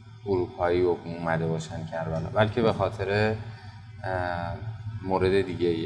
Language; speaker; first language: Persian; native; Persian